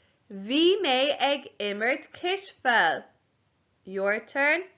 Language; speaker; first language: Irish; non-native, local second language; English